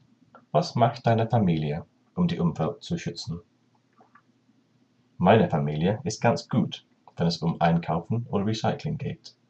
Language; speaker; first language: German; non-native, learner; English